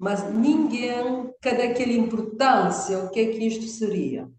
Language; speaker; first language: Portuguese; non-native, local second language; Kabuverdianu